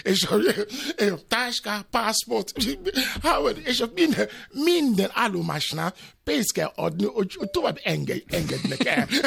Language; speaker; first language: Hungarian; non-native, fluent; Yoruba